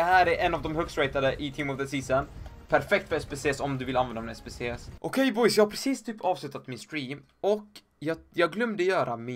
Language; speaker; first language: Swedish; native; Swedish